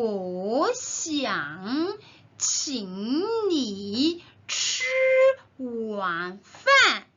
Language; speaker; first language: Chinese; non-native, learner; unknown